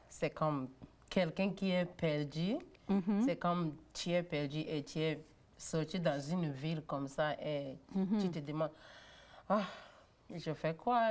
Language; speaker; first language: French; non-native, learner; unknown